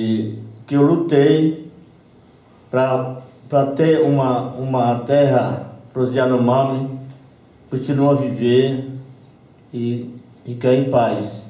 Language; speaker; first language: Portuguese; non-native, local second language; Yanomámi